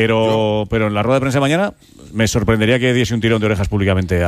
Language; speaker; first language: Spanish; native; Spanish